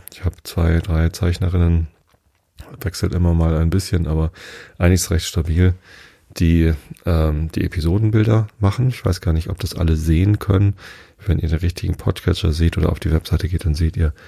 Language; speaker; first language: German; native; German